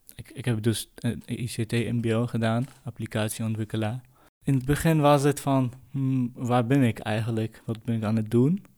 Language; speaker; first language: Dutch; non-native, fluent; Kurdish